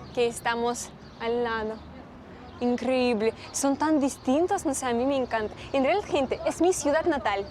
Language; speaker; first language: Spanish; non-native, learner; Russian